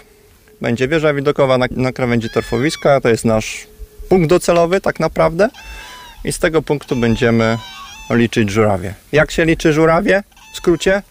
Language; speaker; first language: Polish; native; Polish